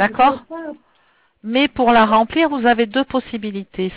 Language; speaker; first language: French; native; French